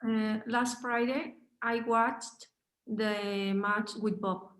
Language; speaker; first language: English; non-native, learner; Spanish